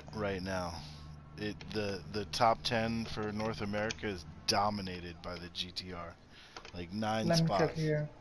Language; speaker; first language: English; native; English